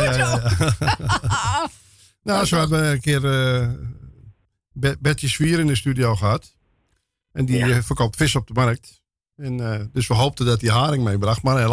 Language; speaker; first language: Dutch; native; Dutch